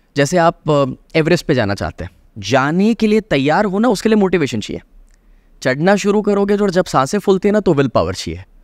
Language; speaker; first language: Hindi; native; Hindi